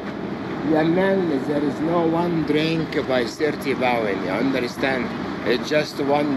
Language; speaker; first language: English; non-native, learner; Arabic